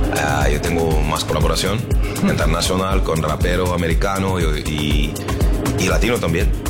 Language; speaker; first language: Spanish; non-native, learner; French